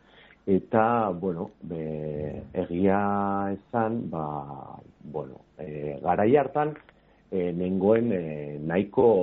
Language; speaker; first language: Basque; non-native, local second language; Spanish